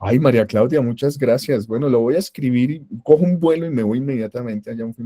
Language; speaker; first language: Spanish; native; Spanish